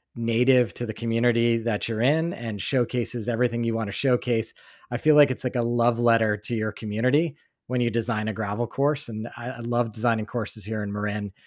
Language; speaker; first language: English; native; English